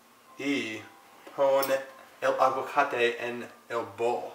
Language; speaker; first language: Spanish; non-native, learner; English